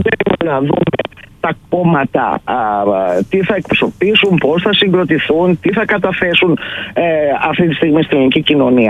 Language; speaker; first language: Greek; native; Greek